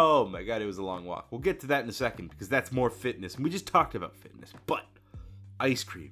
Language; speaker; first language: English; native; English